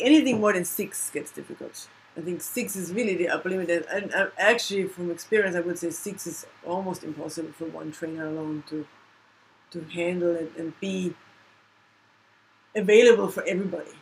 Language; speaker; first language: English; non-native, fluent; German